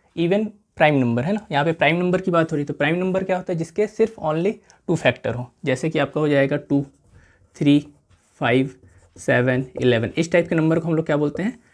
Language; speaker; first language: Hindi; native; Hindi